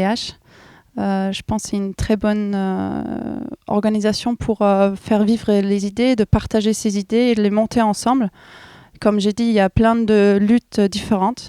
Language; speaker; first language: French; non-native, fluent; German